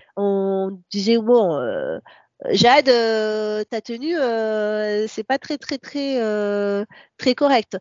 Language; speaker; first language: French; non-native, local second language; Ngazidja Comorian